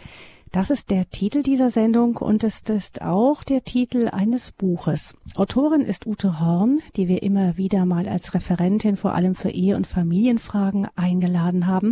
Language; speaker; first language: German; native; German